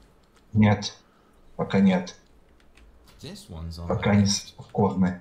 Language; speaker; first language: Russian; native; Russian